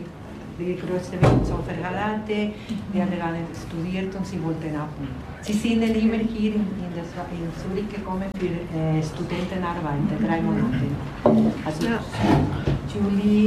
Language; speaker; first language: German; non-native, learner; Spanish